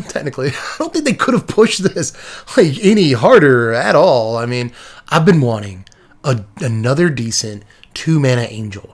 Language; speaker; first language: English; native; English